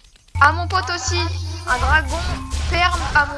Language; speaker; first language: French; native; French